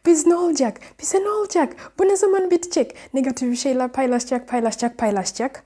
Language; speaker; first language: Turkish; non-native, learner; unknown